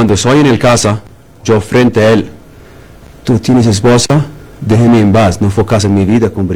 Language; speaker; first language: Spanish; non-native, learner; Arabic